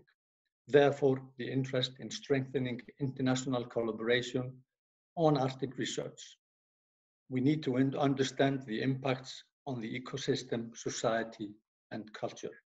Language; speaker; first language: English; non-native, fluent; Icelandic